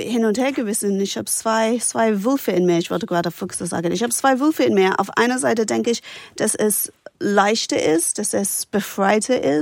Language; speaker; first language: German; non-native, fluent; English